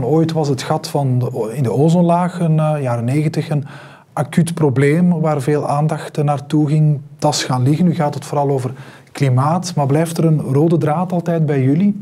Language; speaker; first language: Dutch; native; Dutch